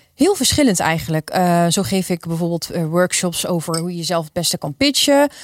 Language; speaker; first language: Dutch; native; Dutch